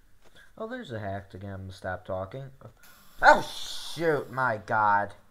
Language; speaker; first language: English; native; English